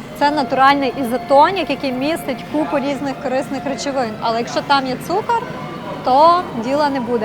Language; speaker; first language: Ukrainian; non-native, local second language; Russian